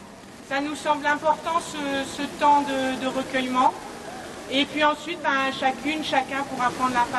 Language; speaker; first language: French; native; French